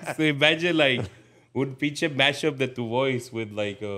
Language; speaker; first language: English; native; English